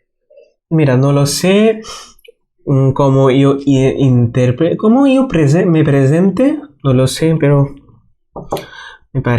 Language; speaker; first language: Spanish; non-native, fluent; Bangla